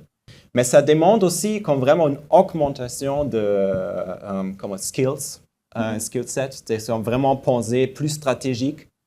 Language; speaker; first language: French; non-native, fluent; German